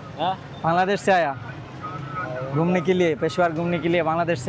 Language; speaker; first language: Hindi; non-native, learner; Bangla